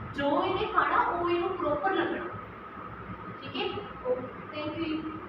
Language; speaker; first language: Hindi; non-native, local second language; Punjabi